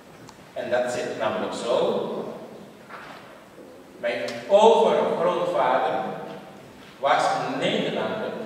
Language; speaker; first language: Dutch; non-native, local second language; Papiamento